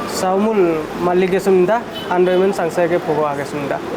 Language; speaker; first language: Korean; non-native, learner; Nepali